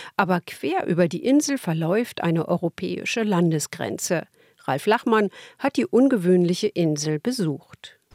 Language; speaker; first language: German; native; German